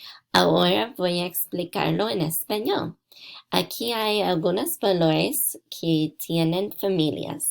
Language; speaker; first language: Spanish; non-native, fluent; English